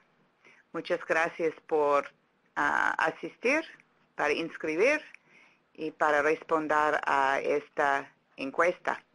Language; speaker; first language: Spanish; non-native, fluent; English